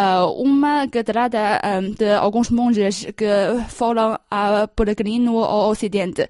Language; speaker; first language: Portuguese; non-native, fluent; Chinese